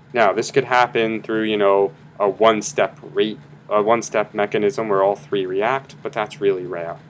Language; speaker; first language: English; native; English